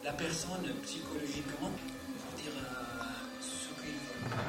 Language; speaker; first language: French; non-native, learner; Arabic